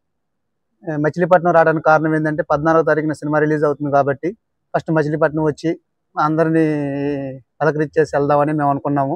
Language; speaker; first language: Telugu; native; Telugu